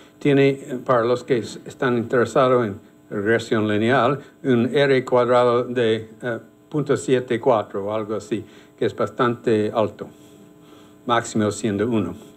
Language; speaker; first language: Spanish; non-native, fluent; English